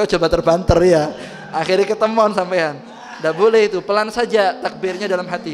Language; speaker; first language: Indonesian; non-native, local second language; Javanese